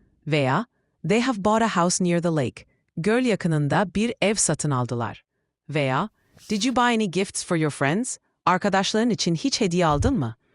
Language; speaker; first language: English; non-native, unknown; Turkish